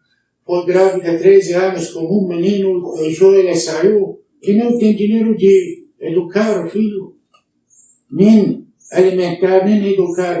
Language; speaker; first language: Portuguese; non-native, learner; Arabic